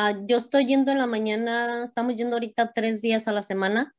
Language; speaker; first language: Spanish; native; Spanish